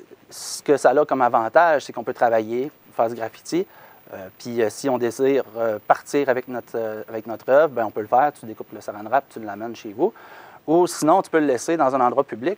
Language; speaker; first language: French; native; French